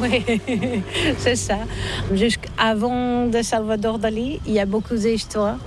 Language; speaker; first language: French; non-native, learner; Catalan